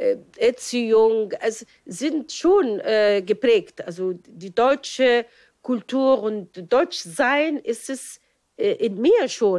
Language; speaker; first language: German; non-native, fluent; Arabic